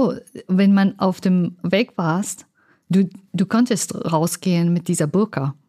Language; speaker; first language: German; non-native, learner; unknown